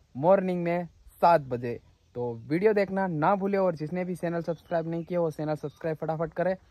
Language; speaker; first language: Hindi; non-native, local second language; Gujarati